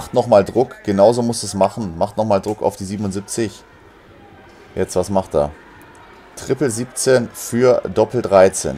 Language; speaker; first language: German; native; German